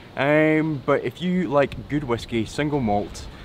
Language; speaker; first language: English; native; English